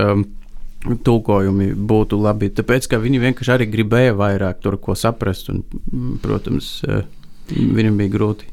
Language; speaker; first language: Latvian; non-native, fluent; Bulgarian